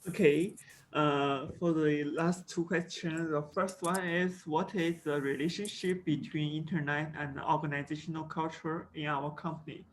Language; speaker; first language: English; non-native, local second language; Chinese